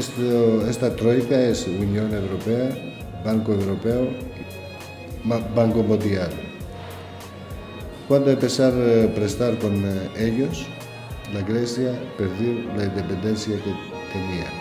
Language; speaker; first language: Spanish; non-native, learner; Greek